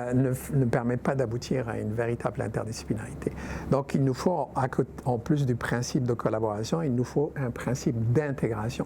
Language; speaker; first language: French; native; French